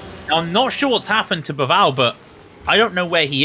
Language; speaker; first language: English; native; English